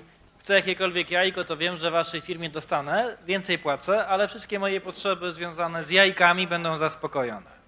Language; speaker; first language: Polish; native; Polish